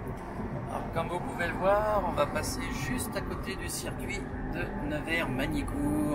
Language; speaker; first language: French; native; French